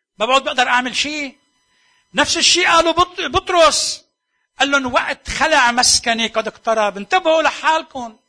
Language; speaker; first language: Arabic; native; Arabic